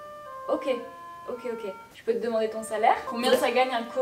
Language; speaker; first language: French; native; French